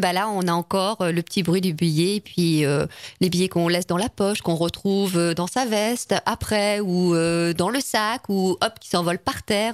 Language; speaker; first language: French; native; French